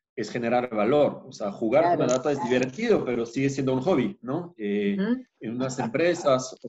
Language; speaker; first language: Spanish; non-native, fluent; French